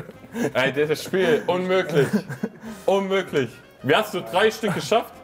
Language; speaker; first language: German; native; German